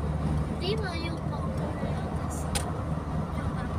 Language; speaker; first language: Italian; early bilingual, other home language; Filipino